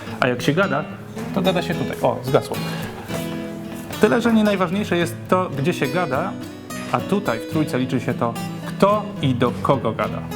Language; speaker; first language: Polish; native; Polish